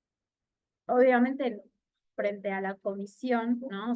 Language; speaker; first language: Spanish; native; Spanish